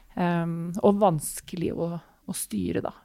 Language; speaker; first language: Norwegian; native; Norwegian